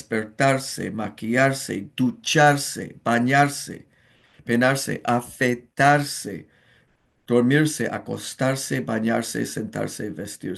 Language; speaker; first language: Spanish; non-native, fluent; English